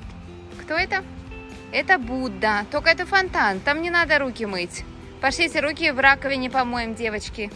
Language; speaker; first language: Russian; native; Russian